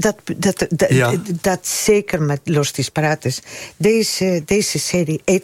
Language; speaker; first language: Dutch; non-native, fluent; Spanish